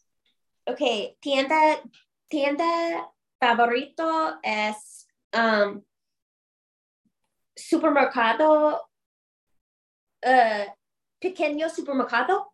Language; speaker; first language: Spanish; non-native, learner; English